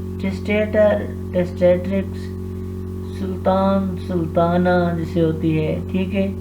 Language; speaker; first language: Urdu; non-native, local second language; Punjabi